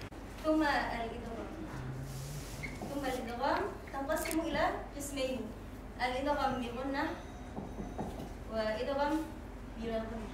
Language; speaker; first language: Arabic; non-native, fluent; Indonesian